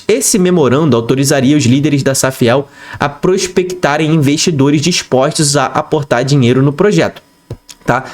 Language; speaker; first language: Portuguese; native; Portuguese